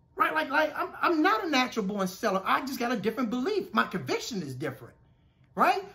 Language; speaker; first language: English; native; English